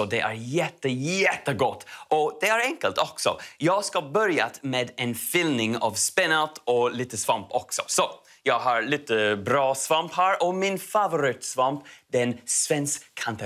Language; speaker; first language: Swedish; non-native, learner; English